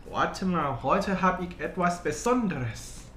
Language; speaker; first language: German; non-native, learner; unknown